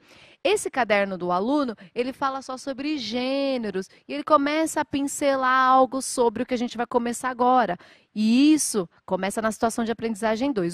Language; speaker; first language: Portuguese; native; Portuguese